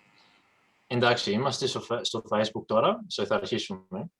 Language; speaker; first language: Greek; early bilingual, heritage; English